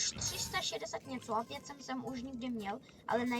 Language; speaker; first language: Czech; early bilingual, other home language; Russian